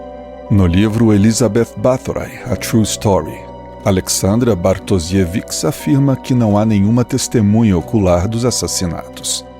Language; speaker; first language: Portuguese; native; Portuguese